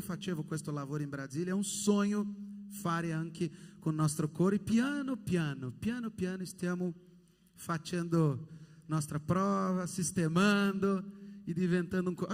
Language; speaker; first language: Italian; non-native, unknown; Portuguese